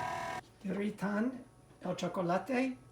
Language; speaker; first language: Spanish; non-native, learner; English